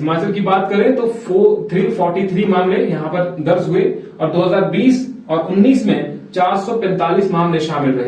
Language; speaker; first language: Hindi; native; Hindi